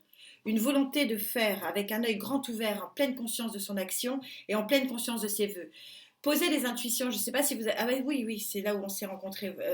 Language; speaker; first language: French; native; French